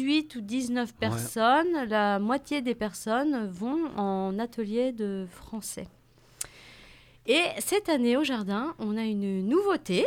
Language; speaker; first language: French; native; French